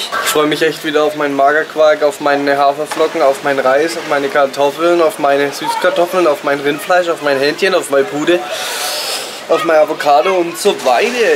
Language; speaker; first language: German; native; German